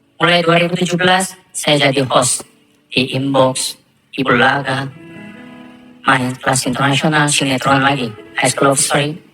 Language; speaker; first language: Indonesian; non-native, fluent; Korean